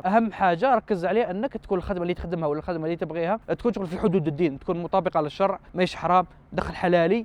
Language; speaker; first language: Arabic; native; Arabic